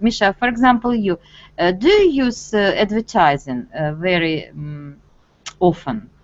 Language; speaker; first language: English; non-native, fluent; Russian